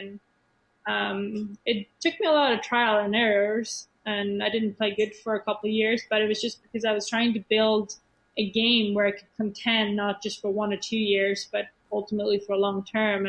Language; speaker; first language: English; non-native, fluent; Swedish